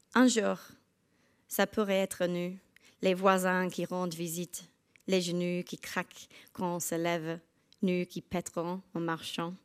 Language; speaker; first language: French; non-native, learner; English